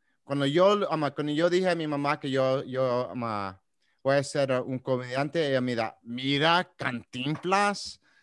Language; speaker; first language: Spanish; early bilingual, other home language; English